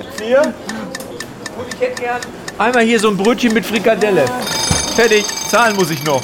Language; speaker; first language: German; native; German